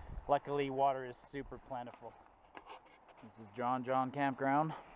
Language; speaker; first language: English; non-native, local second language; French